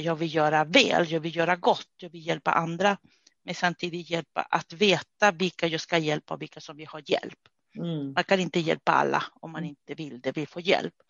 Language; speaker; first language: Swedish; non-native, fluent; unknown